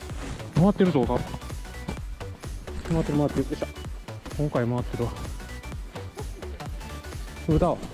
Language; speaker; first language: Japanese; native; Japanese